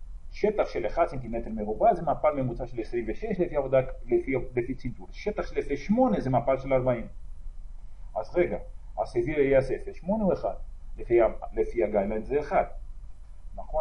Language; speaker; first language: Hebrew; native; Hebrew